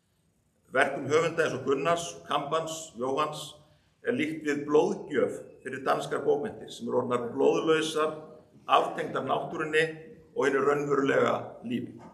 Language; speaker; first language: Icelandic; native; Icelandic